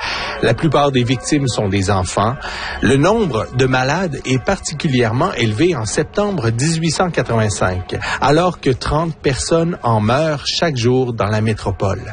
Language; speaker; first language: French; native; French